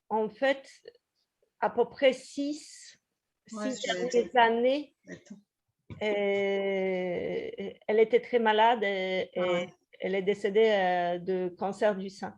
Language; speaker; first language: French; non-native, fluent; Polish